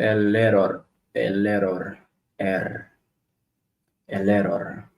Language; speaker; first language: Spanish; non-native, learner; Arabic